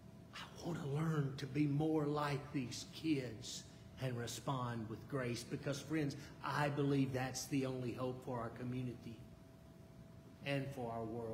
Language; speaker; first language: English; native; English